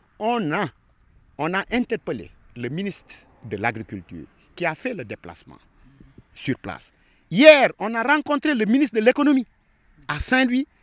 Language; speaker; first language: French; non-native, local second language; Wolof